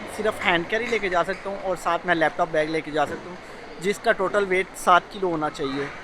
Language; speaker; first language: Urdu; non-native, local second language; Punjabi